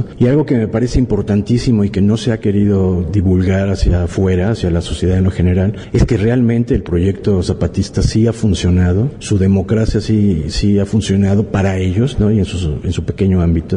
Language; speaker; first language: Spanish; native; Spanish